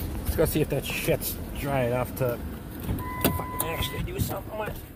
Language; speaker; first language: English; native; English